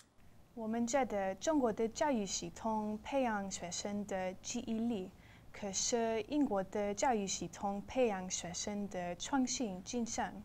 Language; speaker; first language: Chinese; non-native, learner; English